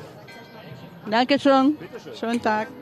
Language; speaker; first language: German; non-native, learner; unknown